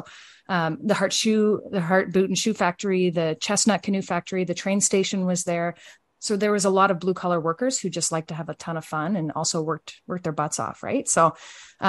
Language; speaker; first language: English; native; English